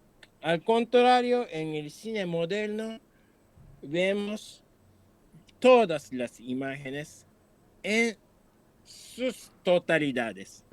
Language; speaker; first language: Spanish; non-native, fluent; Japanese